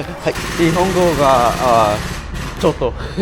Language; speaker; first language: Japanese; non-native, learner; English